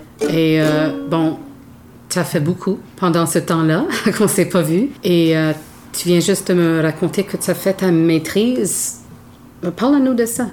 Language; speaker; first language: French; early bilingual, heritage; French